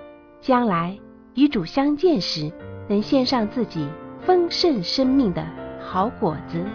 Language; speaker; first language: Chinese; native; Chinese